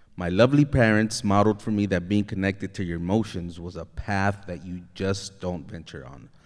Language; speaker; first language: English; native; English